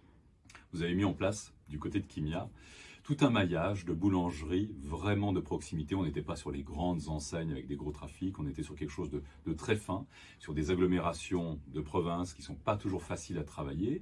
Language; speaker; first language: French; native; French